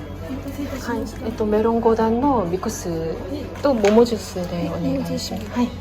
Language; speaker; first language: Japanese; non-native, learner; Korean